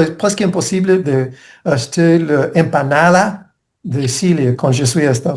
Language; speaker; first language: French; non-native, learner; English